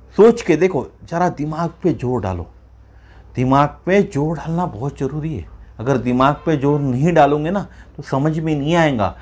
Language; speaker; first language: Hindi; non-native, local second language; Marathi